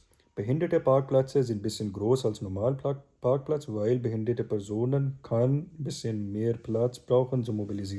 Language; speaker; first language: German; non-native, learner; Urdu